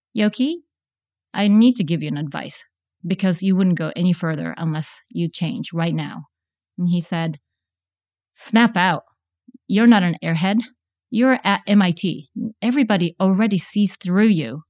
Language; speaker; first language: English; non-native, fluent; Japanese